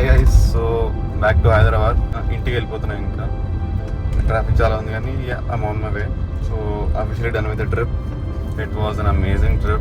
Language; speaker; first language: Telugu; native; Telugu